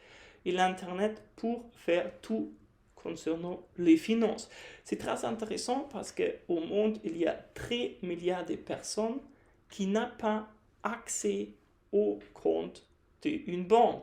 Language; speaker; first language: French; non-native, fluent; German